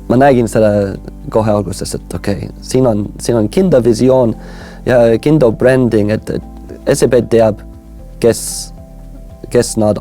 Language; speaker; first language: Estonian; non-native, fluent; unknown